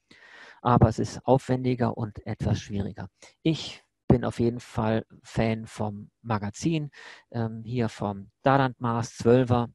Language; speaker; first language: German; native; German